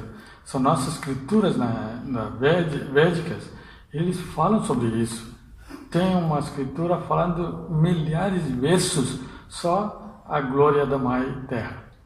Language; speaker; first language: Portuguese; non-native, fluent; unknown